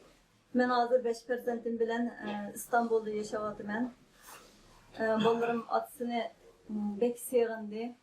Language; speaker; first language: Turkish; non-native, learner; Uyghur